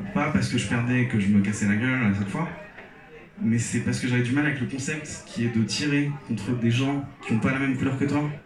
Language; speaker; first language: French; non-native, local second language; Arabic